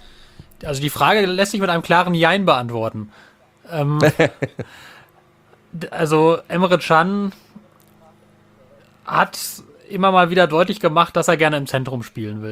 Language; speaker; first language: German; native; German